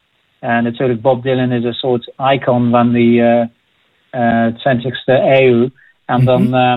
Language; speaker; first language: Dutch; non-native, fluent; English